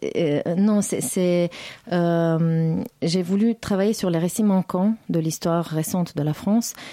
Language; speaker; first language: French; non-native, fluent; Romanian